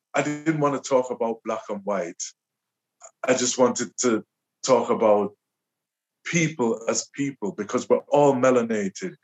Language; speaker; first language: English; native; English